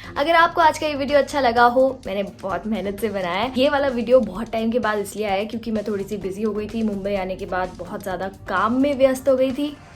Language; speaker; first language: Hindi; native; Hindi